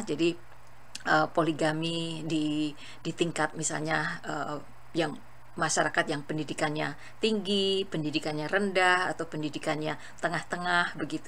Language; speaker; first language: Indonesian; native; Indonesian